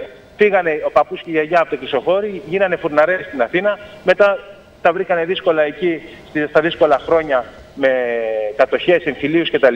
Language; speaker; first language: Greek; native; Greek